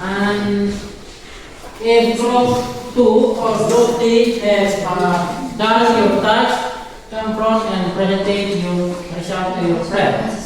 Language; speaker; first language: English; non-native, learner; Indonesian